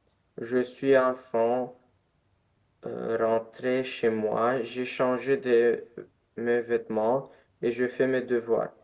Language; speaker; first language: French; non-native, learner; Romanian